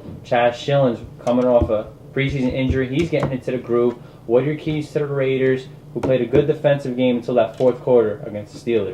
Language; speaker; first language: English; native; English